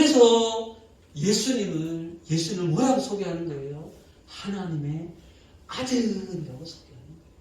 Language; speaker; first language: Korean; native; Korean